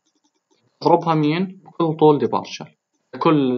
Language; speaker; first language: Arabic; native; Arabic